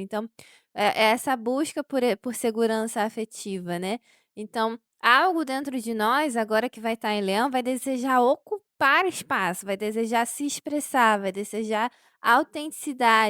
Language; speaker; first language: Portuguese; native; Portuguese